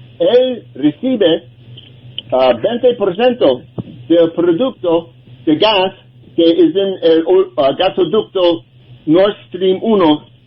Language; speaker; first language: Spanish; non-native, learner; English